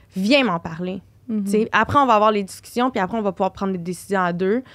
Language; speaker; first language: French; native; French